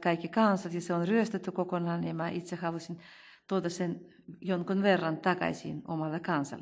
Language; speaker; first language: Finnish; non-native, fluent; Russian